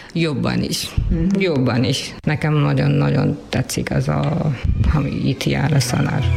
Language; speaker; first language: Hungarian; non-native, learner; Urdu